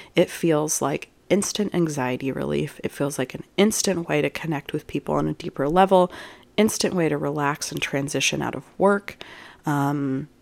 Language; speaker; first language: English; native; English